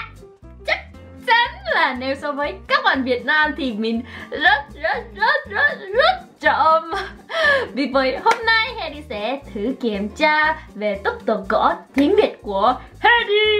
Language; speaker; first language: Vietnamese; non-native, fluent; Korean